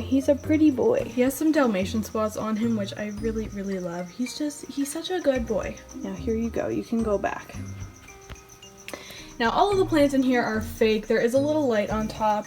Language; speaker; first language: English; native; English